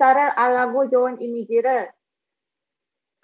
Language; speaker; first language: Korean; non-native, learner; Indonesian